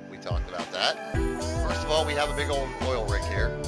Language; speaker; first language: English; native; English